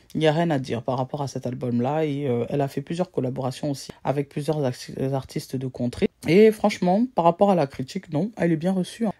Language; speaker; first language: French; native; French